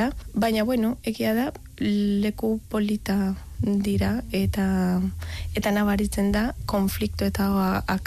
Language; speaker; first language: Basque; non-native, learner; Spanish